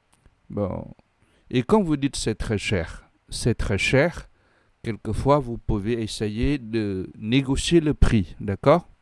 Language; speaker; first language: French; non-native, fluent; Khmer